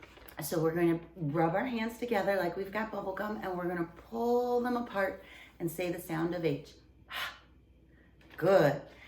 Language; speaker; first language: English; native; English